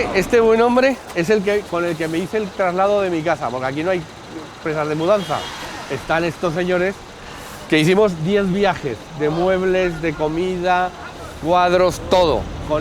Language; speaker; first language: Spanish; native; Spanish